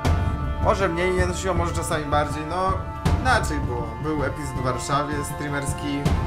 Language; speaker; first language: Polish; native; Polish